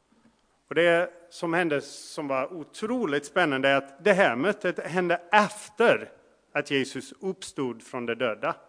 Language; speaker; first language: Swedish; non-native, fluent; English